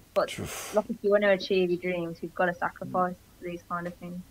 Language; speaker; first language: English; early bilingual, other home language; Greek